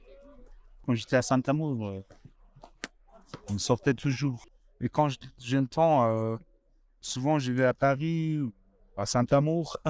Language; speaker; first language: French; non-native, learner; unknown